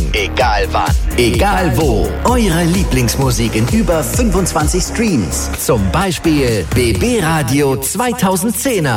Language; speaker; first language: German; native; German